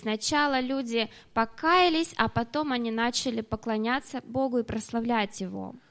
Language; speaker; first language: Russian; native; Russian